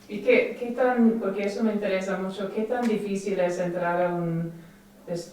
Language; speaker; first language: Spanish; non-native, fluent; English